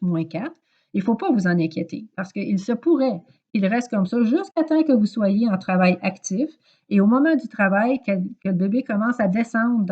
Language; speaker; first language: French; native; French